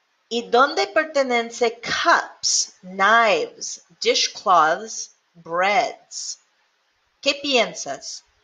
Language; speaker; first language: Spanish; non-native, learner; English